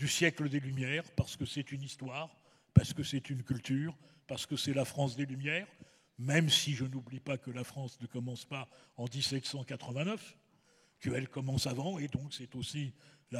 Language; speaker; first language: French; native; French